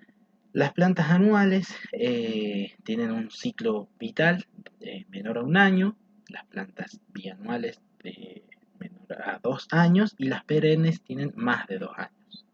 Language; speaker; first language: Spanish; native; Spanish